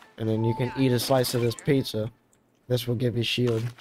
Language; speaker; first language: English; native; English